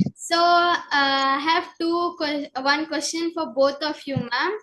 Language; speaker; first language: English; non-native, local second language; Kannada